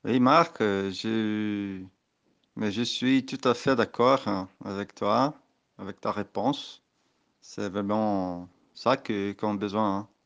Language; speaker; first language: French; non-native, learner; Portuguese